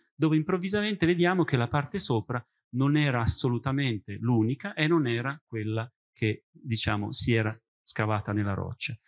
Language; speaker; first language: Italian; native; Italian